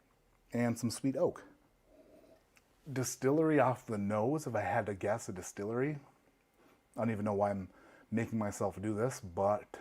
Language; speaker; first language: English; native; English